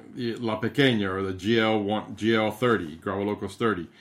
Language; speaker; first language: English; early bilingual, other home language; Spanish